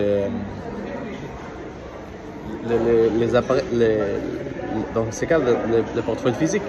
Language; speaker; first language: French; non-native, learner; Portuguese